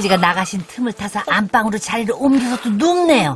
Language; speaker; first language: Korean; native; Korean